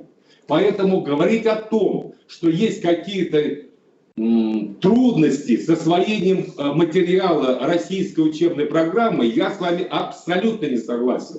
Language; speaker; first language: Russian; native; Russian